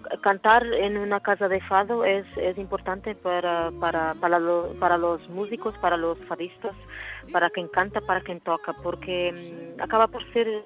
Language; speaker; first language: Spanish; non-native, learner; Portuguese